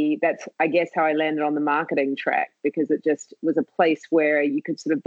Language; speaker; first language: English; native; English